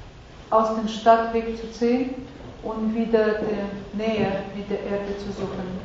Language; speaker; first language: German; non-native, fluent; Russian